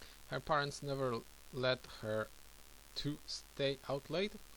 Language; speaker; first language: English; non-native, fluent; Polish